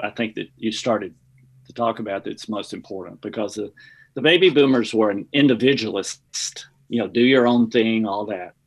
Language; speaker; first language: English; native; English